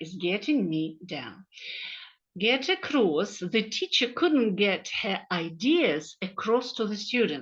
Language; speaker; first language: English; non-native, fluent; Ukrainian